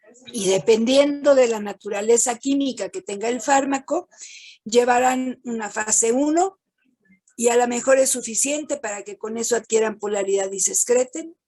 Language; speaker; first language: Spanish; native; Spanish